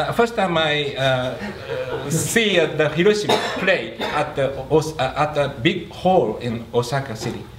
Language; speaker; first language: English; non-native, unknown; Japanese